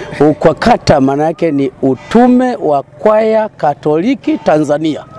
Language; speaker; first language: Swahili; native; Swahili